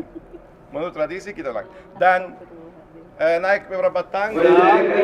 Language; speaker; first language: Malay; non-native, learner; Arabic